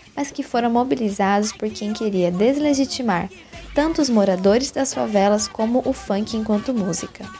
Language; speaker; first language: Portuguese; native; Portuguese